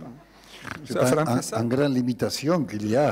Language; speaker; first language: French; non-native, learner; Spanish